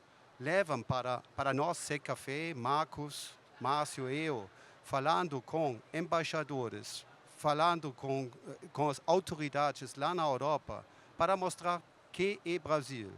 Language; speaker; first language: Portuguese; non-native, fluent; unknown